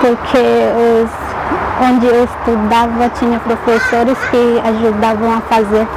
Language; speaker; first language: Portuguese; non-native, local second language; Guarani